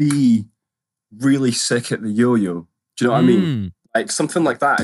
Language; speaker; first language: English; native; English